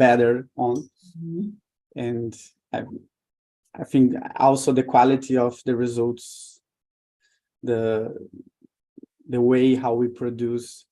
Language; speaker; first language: English; non-native, fluent; Portuguese